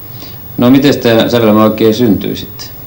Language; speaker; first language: Finnish; native; Finnish